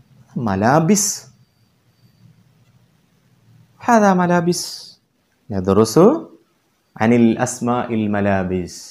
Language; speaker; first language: Arabic; non-native, fluent; Malayalam